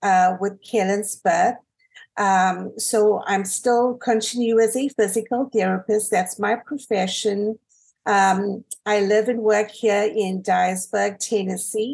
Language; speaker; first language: English; native; English